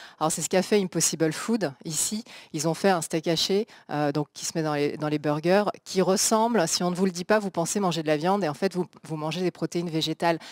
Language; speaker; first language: French; native; French